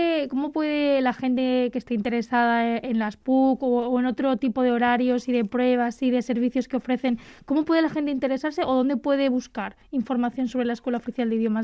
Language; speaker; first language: Spanish; native; Spanish